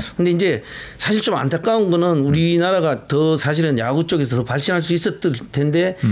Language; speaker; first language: Korean; native; Korean